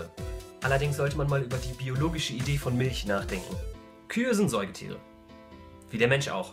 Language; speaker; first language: German; native; German